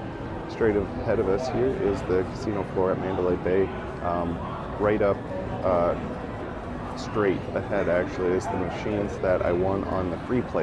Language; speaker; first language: English; native; English